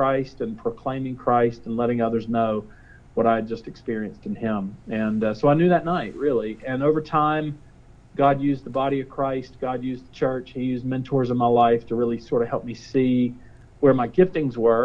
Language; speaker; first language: English; native; English